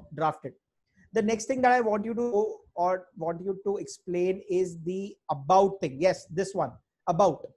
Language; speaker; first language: English; non-native, local second language; Hindi